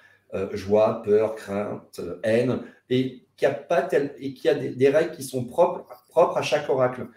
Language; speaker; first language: French; native; French